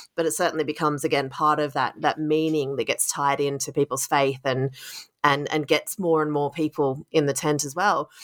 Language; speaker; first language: English; native; English